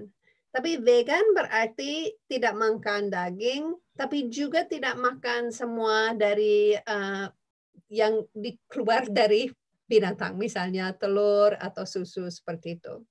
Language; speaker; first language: Indonesian; non-native, fluent; English